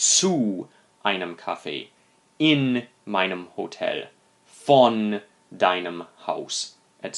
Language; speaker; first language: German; non-native, fluent; English